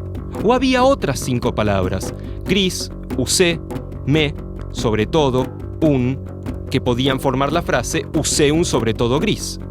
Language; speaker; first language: Spanish; native; Spanish